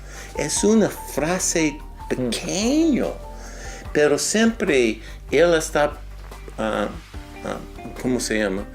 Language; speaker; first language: Spanish; non-native, fluent; English